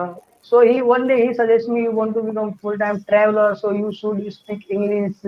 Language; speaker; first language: English; non-native, learner; Hindi